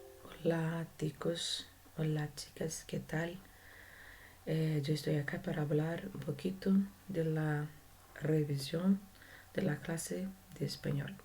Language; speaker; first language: Spanish; non-native, learner; Portuguese